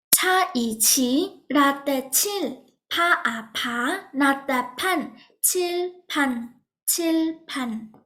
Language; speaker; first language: Korean; non-native, fluent; Burmese